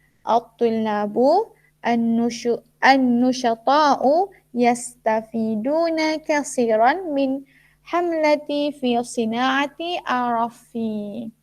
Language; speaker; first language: Arabic; non-native, fluent; Malay